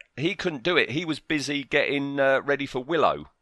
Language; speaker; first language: English; native; English